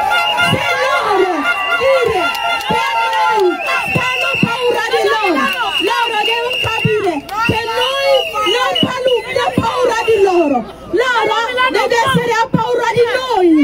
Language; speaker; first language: Italian; non-native, learner; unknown